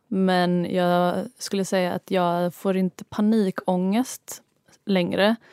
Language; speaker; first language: Swedish; early bilingual, other home language; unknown